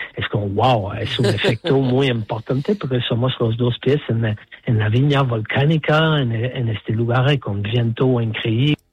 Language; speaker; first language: Spanish; non-native, fluent; French